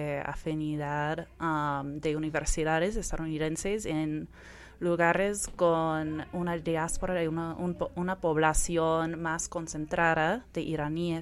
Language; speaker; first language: Spanish; non-native, fluent; English